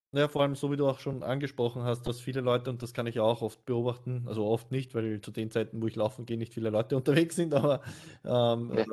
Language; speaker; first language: German; native; German